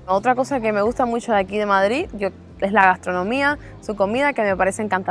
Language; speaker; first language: Spanish; native; Spanish